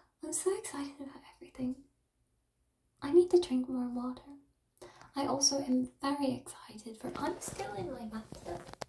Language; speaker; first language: English; native; English